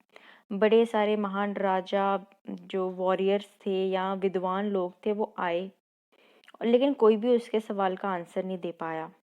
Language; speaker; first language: Hindi; non-native, local second language; Punjabi